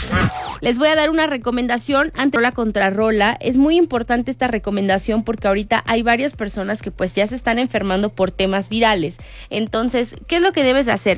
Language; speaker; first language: Spanish; native; Spanish